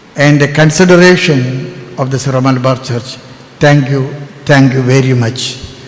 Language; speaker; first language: English; non-native, local second language; Malayalam